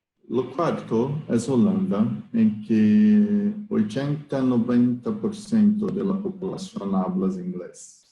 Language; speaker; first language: Spanish; non-native, learner; Portuguese